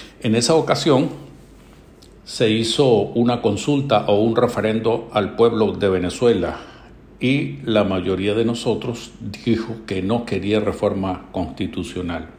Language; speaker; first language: Spanish; native; Spanish